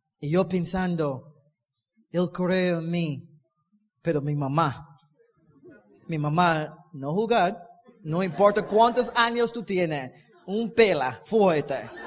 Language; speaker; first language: Spanish; non-native, learner; English